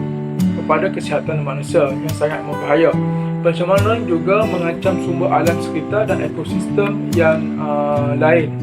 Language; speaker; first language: Malay; native; Malay